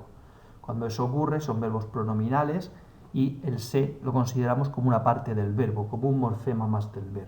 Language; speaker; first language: Spanish; native; Spanish